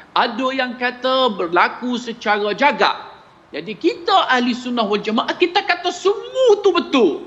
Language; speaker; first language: Malay; non-native, fluent; Arabic